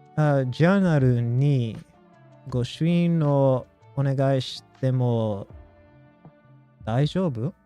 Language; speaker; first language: Japanese; non-native, learner; English